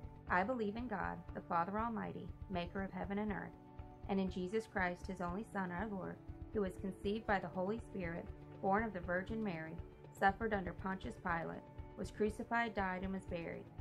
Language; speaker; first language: English; native; English